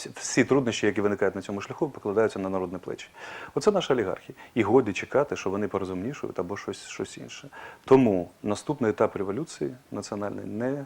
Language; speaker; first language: Ukrainian; non-native, local second language; Russian